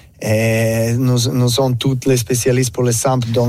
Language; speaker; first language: French; non-native, learner; Serbian